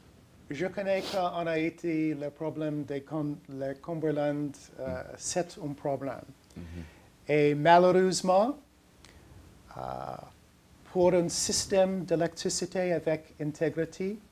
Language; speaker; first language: French; non-native, learner; English